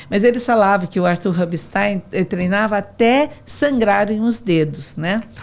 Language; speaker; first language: Portuguese; native; Portuguese